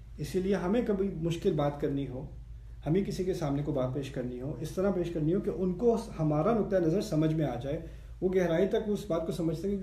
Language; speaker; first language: Urdu; early bilingual, heritage; Urdu